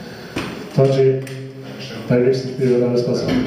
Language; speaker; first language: German; native; German